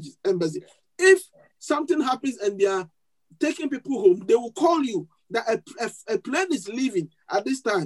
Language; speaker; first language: English; non-native, local second language; Akan